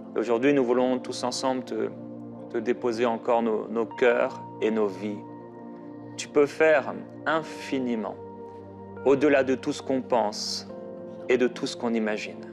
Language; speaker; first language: French; native; French